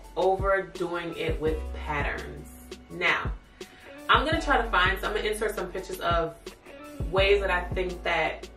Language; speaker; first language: English; native; English